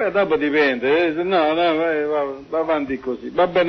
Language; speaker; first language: Italian; native; Italian